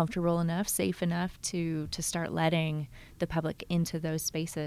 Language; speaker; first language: English; native; English